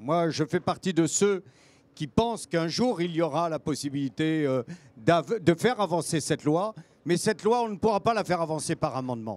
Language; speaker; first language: French; native; French